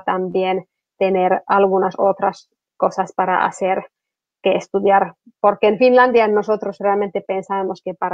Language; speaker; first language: Spanish; non-native, fluent; Finnish